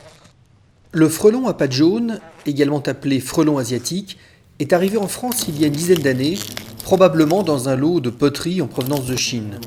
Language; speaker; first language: French; native; French